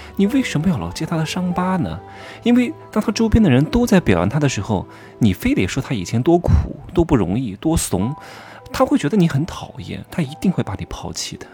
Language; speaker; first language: Chinese; native; Chinese